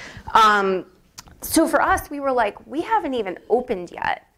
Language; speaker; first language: English; native; English